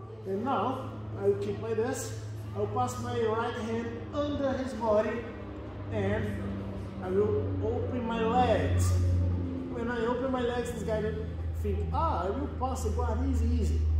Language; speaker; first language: English; non-native, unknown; Portuguese